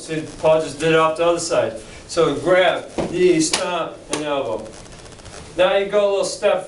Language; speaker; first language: English; native; English